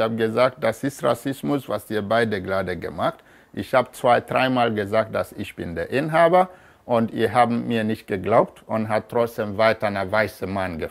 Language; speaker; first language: German; non-native, fluent; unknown